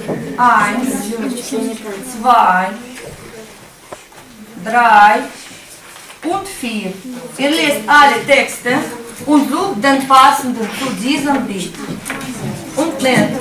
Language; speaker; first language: German; non-native, fluent; Russian